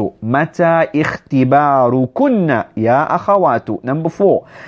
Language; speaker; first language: Arabic; non-native, fluent; English